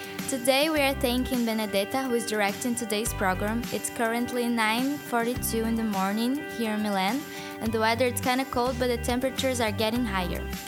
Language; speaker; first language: English; non-native, fluent; Portuguese